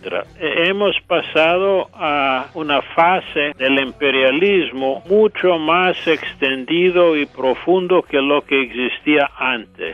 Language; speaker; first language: Spanish; non-native, fluent; English